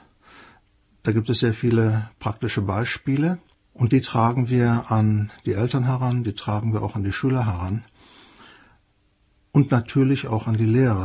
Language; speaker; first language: German; native; German